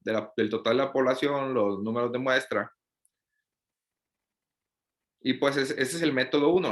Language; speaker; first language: Spanish; native; Spanish